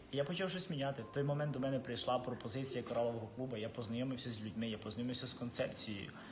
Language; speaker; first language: Ukrainian; native; Ukrainian